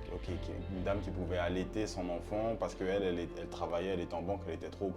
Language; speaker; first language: French; native; French